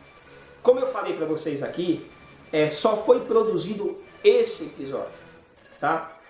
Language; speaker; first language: Portuguese; native; Portuguese